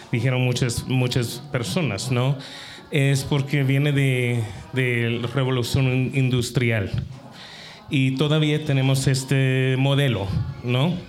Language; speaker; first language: Spanish; non-native, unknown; English